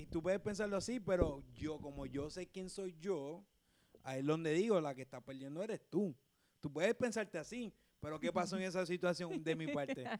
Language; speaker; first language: Spanish; early bilingual, heritage; Spanish